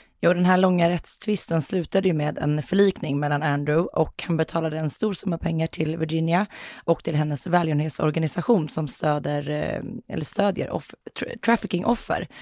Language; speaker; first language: Swedish; native; Swedish